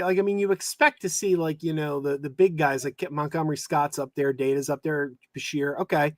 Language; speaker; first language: English; native; English